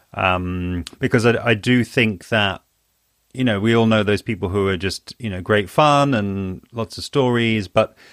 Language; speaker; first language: English; native; English